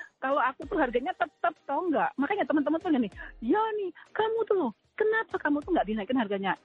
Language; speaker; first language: Indonesian; native; Indonesian